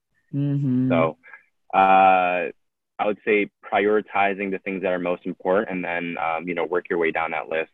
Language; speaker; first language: English; native; English